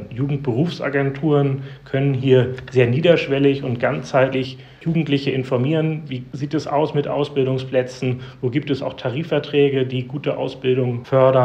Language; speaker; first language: German; native; German